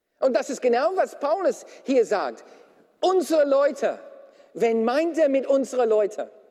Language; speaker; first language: German; non-native, fluent; English